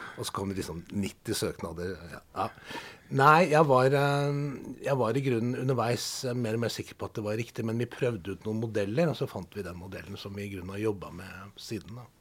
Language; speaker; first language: Norwegian; native; Norwegian